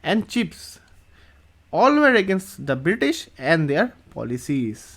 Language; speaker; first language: English; non-native, local second language; Assamese